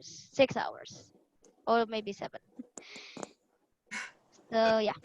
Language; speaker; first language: English; non-native, learner; Indonesian